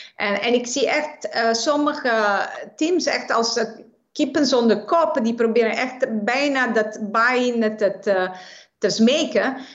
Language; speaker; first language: Dutch; non-native, fluent; Italian